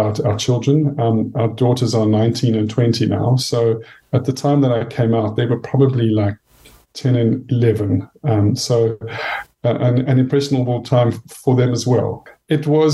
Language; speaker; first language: English; native; English